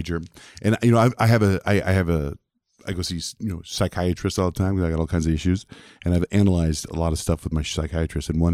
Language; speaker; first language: English; early bilingual, other home language; Spanish